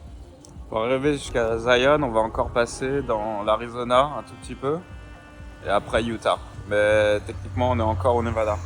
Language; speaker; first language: French; native; French